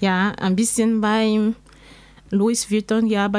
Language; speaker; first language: German; non-native, learner; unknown